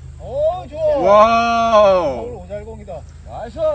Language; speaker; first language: Korean; native; Korean